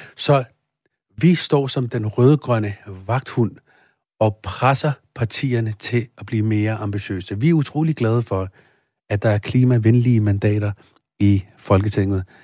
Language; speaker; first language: Danish; early bilingual, other home language; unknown